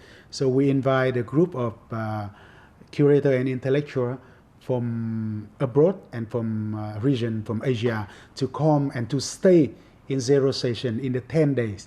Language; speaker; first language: English; non-native, fluent; Vietnamese